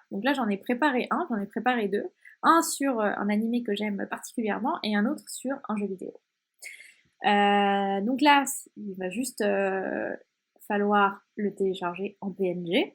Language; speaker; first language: French; native; French